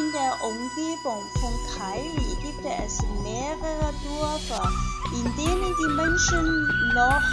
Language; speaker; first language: German; non-native, fluent; Chinese